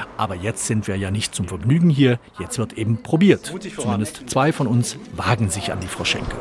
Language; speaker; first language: German; native; German